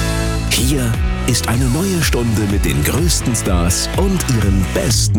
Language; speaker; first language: German; native; German